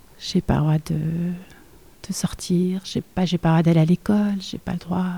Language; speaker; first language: French; native; French